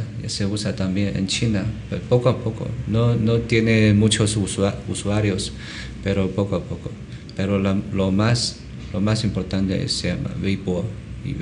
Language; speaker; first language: Spanish; non-native, learner; Chinese